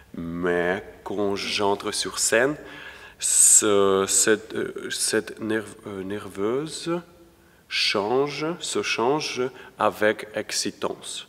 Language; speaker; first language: French; non-native, learner; Ukrainian